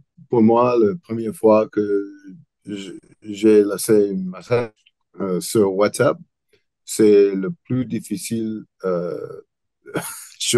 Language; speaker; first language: French; non-native, learner; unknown